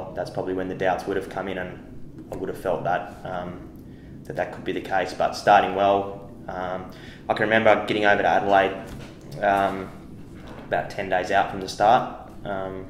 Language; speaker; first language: English; native; English